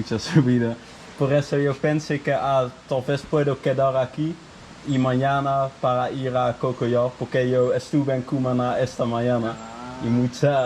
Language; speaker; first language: Spanish; non-native, learner; Dutch